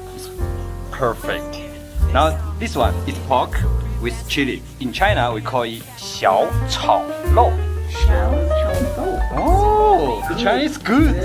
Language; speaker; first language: English; non-native, learner; Chinese